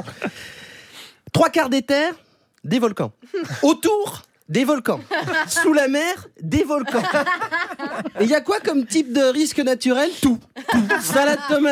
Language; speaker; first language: French; native; French